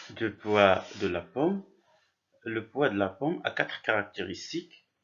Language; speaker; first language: French; non-native, local second language; Arabic